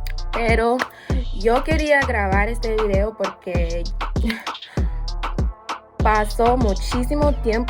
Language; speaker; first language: Spanish; non-native, fluent; English